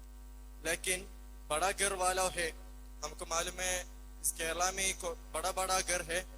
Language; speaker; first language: Hindi; non-native, learner; Malayalam